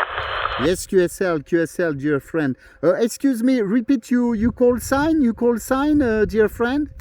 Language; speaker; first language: English; non-native, learner; French